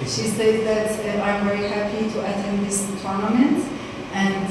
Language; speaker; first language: English; non-native, fluent; Persian